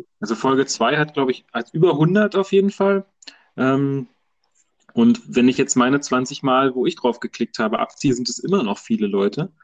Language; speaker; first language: German; native; German